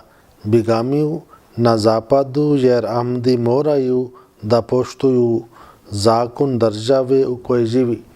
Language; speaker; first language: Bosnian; non-native, learner; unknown